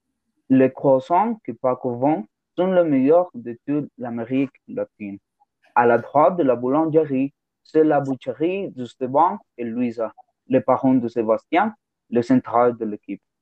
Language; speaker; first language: French; non-native, learner; Spanish